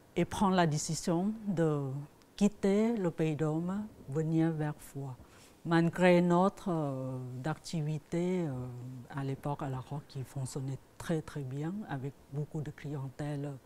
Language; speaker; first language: French; non-native, fluent; Thai